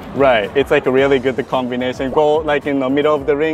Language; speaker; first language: English; non-native, fluent; Japanese